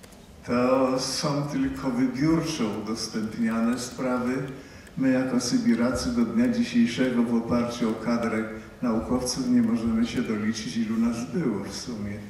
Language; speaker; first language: Polish; native; Polish